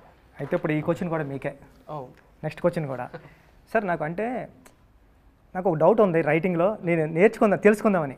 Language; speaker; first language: Telugu; native; Telugu